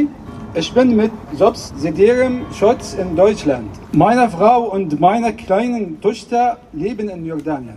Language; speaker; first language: German; non-native, learner; Arabic